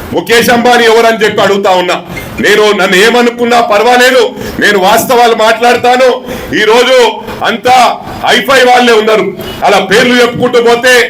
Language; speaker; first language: Telugu; non-native, local second language; Tamil